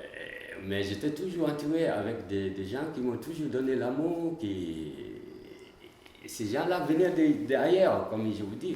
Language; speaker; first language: French; non-native, learner; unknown